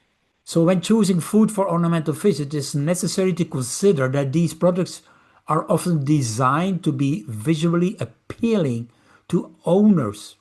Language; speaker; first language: English; non-native, fluent; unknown